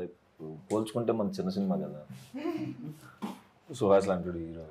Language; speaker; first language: Telugu; native; Telugu